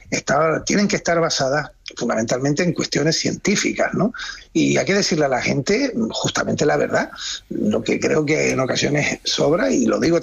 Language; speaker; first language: Spanish; native; Spanish